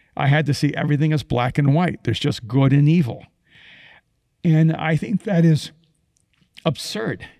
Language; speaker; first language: English; early bilingual, other home language; Spanish